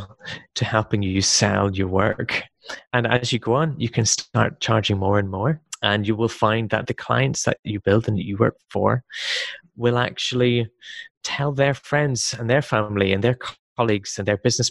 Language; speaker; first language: English; native; English